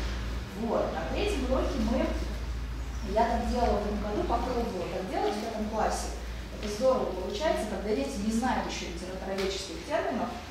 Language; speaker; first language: Russian; native; Russian